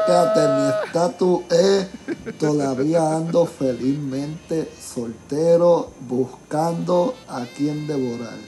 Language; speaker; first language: Spanish; native; Spanish